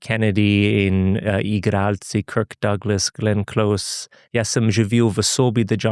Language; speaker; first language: Slovenian; non-native, fluent; English